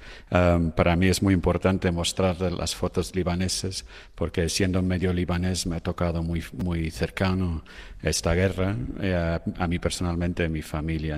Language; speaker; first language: Spanish; non-native, fluent; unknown